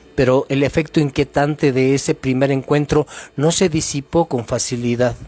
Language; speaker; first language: Spanish; native; Spanish